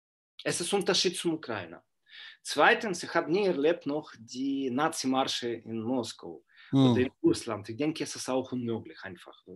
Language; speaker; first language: German; non-native, fluent; Russian